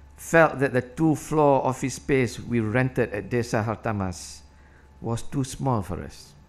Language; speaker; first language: English; non-native, local second language; Malay